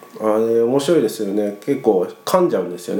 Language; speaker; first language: Japanese; native; Japanese